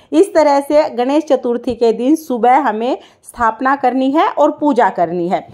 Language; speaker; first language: Hindi; native; Hindi